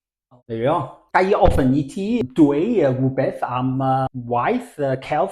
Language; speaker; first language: Welsh; non-native, learner; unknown